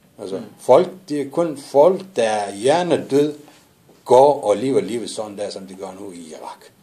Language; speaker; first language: Danish; non-native, fluent; Assyrian Neo-Aramaic